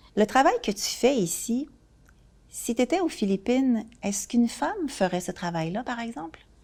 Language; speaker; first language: French; native; French